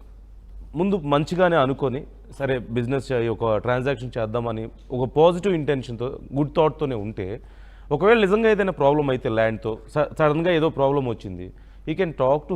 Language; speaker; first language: Telugu; native; Telugu